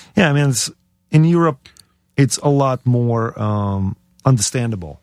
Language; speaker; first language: English; non-native, fluent; Russian